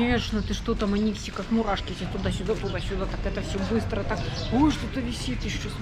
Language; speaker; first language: Russian; native; Russian